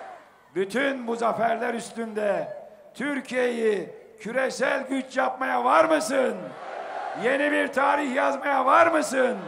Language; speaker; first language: Turkish; native; Turkish